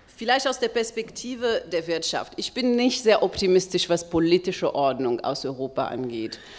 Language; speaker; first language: German; non-native, fluent; Arabic